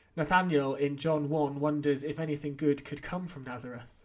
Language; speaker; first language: English; native; English